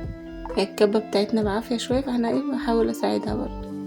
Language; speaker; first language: Arabic; native; Arabic